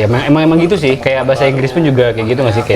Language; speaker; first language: Indonesian; native; Indonesian